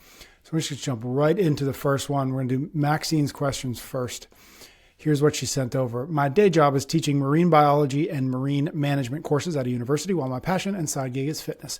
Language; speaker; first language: English; native; English